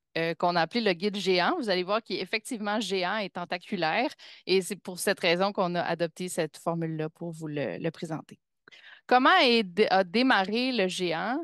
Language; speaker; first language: French; native; French